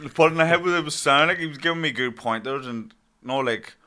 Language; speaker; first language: English; native; English